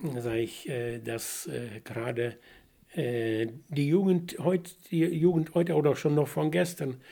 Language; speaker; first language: German; non-native, fluent; Russian